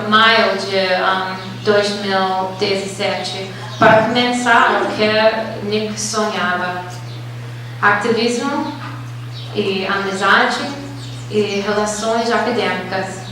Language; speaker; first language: Portuguese; non-native, fluent; English